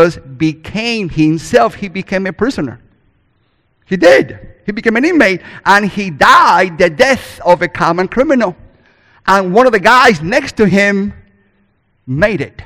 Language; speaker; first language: English; non-native, fluent; Spanish